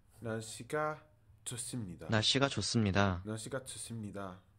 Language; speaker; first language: Korean; non-native, learner; English